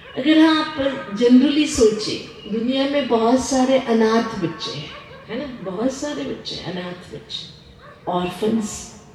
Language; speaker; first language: Hindi; non-native, local second language; Kannada